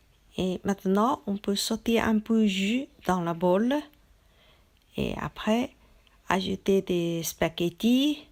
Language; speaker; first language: French; non-native, learner; Chinese